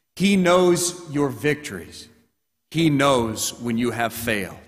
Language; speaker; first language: English; native; English